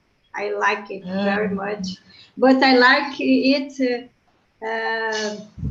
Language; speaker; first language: English; non-native, learner; Portuguese